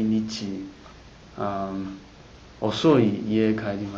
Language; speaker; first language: Japanese; non-native, learner; Chinese